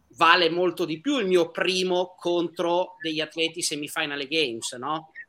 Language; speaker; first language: Italian; native; Italian